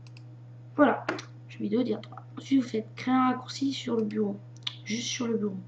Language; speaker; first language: French; native; French